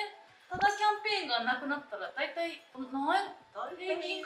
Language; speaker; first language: Japanese; native; Japanese